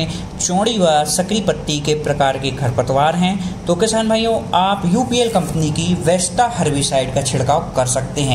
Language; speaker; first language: Hindi; native; Hindi